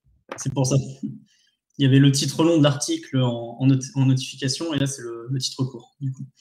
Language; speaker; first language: French; native; French